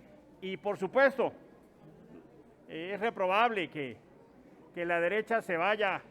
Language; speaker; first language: Spanish; native; Spanish